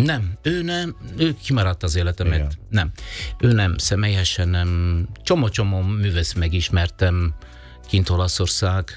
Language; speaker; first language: Hungarian; non-native, learner; Italian